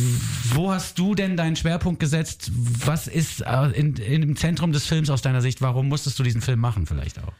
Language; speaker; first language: German; native; German